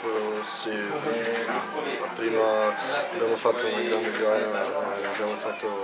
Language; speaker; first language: Italian; non-native, learner; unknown